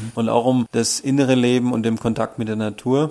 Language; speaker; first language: German; native; German